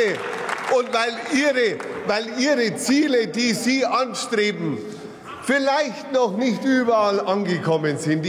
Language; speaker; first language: German; native; German